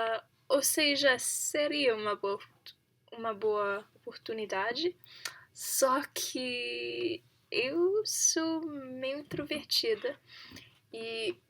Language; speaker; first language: Portuguese; non-native, learner; English